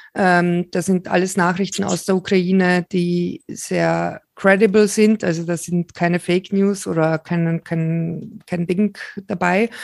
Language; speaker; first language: German; early bilingual, other home language; Slovak